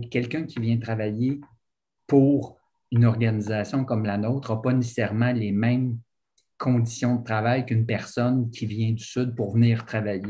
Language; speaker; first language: French; native; French